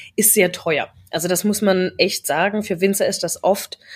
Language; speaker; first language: German; native; German